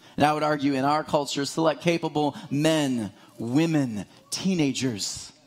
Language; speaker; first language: English; native; English